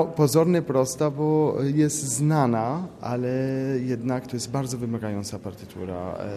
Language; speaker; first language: Polish; non-native, fluent; French